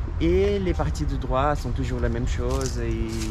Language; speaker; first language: French; non-native, fluent; Portuguese